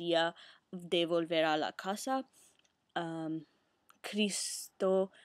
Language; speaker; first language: Spanish; non-native, learner; English